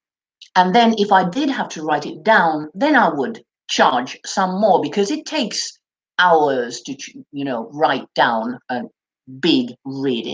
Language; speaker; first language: English; non-native, fluent; Finnish